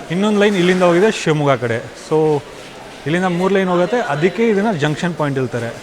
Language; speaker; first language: Kannada; non-native, local second language; Hindi